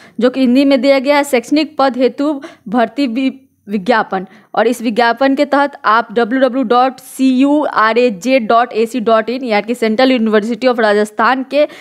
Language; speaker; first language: Hindi; native; Hindi